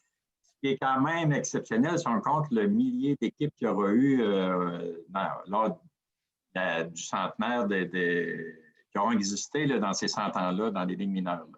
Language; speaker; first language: French; native; French